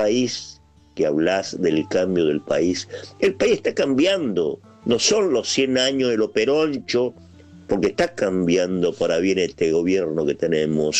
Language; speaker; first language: Spanish; native; Spanish